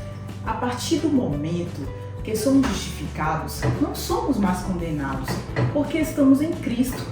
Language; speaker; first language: Portuguese; native; Portuguese